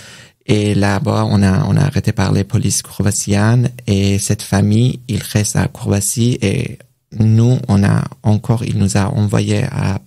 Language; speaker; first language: French; non-native, learner; Persian